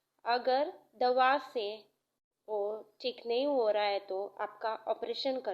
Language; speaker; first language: Hindi; non-native, local second language; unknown